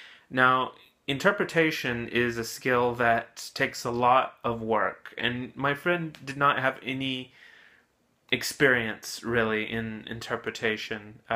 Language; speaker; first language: English; native; English